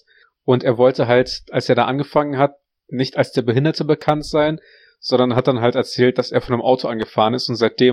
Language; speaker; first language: German; native; German